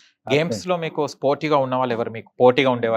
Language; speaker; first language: Telugu; native; Telugu